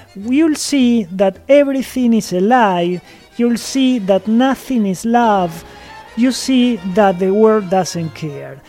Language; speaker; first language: English; non-native, fluent; Spanish